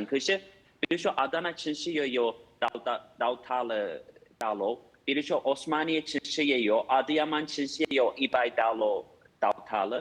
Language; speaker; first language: Chinese; non-native, fluent; Turkish